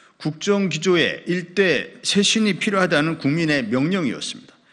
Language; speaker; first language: Korean; native; Korean